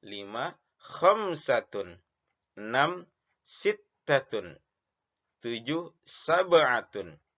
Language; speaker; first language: Arabic; non-native, fluent; Indonesian